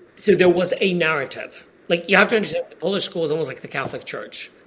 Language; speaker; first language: English; non-native, fluent; Polish